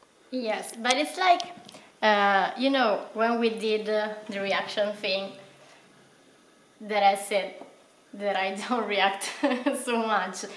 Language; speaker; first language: English; non-native, fluent; Italian